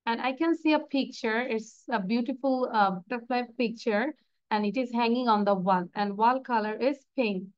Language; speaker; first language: English; non-native, local second language; Bangla